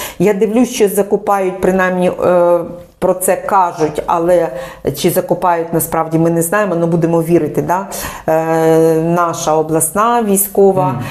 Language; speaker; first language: Ukrainian; non-native, local second language; Russian